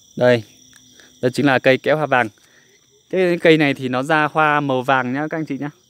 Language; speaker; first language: Vietnamese; non-native, local second language; Iu Mien